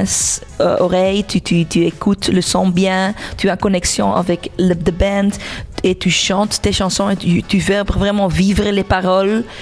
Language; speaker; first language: French; non-native, local second language; Dutch